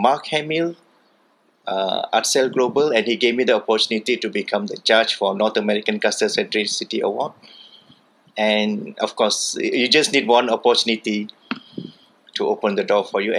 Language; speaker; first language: English; non-native, local second language; Tamil